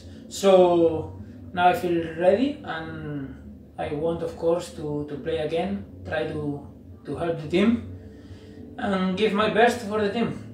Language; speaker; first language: English; non-native, learner; Spanish